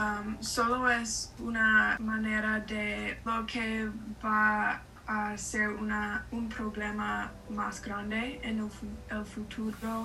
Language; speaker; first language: Spanish; non-native, learner; English